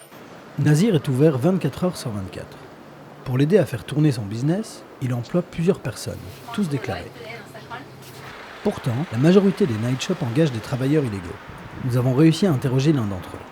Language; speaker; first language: French; native; French